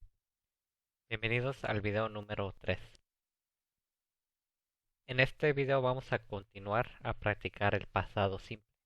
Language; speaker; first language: Spanish; early bilingual, heritage; Spanish